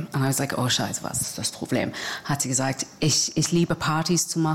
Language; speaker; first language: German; non-native, fluent; English